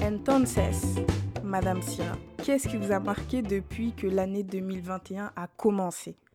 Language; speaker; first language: French; native; French